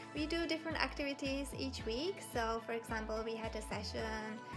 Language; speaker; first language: English; non-native, fluent; Czech